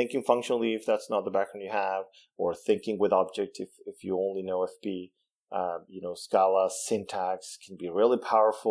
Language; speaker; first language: English; non-native, fluent; Spanish